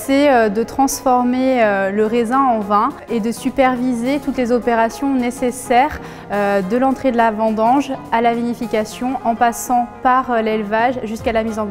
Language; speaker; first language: French; native; French